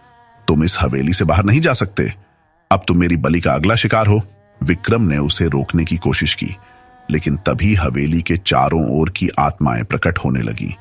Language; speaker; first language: Hindi; native; Hindi